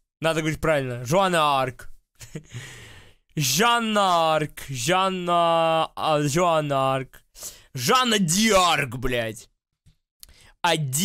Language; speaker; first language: Russian; native; Russian